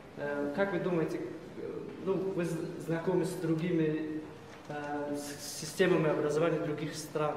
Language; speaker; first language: Russian; non-native, local second language; Tajik